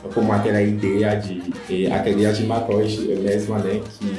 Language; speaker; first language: Portuguese; non-native, fluent; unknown